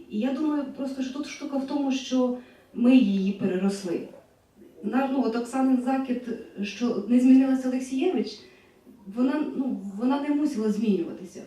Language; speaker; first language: Ukrainian; native; Ukrainian